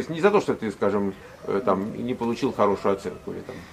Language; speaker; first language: Russian; native; Russian